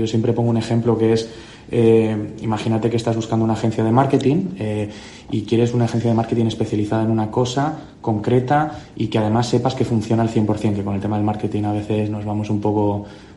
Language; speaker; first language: Spanish; native; Spanish